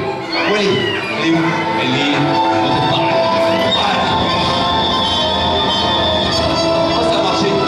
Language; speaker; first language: French; native; French